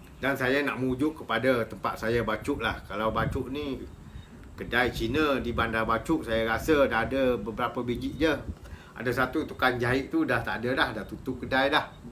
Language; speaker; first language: Malay; native; Malay